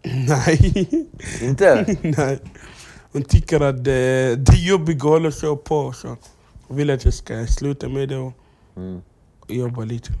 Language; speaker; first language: Swedish; non-native, fluent; Arabic